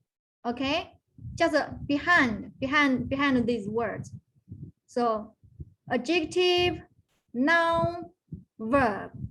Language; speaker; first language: English; non-native, fluent; Chinese